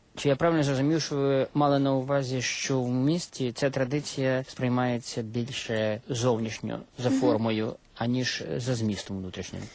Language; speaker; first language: Ukrainian; native; Ukrainian